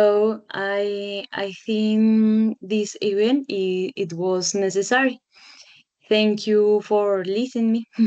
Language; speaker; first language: English; non-native, learner; Spanish